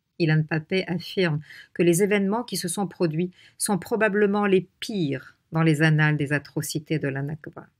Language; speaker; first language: French; non-native, local second language; Arabic